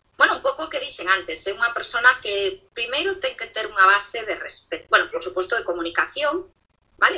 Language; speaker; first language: Galician; non-native, local second language; Spanish